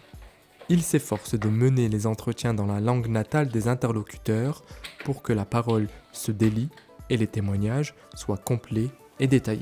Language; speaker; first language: French; native; French